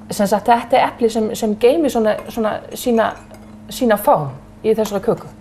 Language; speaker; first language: Icelandic; non-native, fluent; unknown